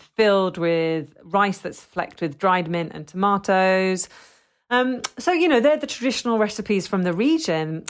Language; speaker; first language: English; native; English